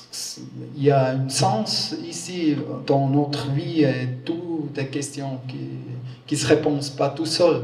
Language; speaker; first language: French; non-native, learner; German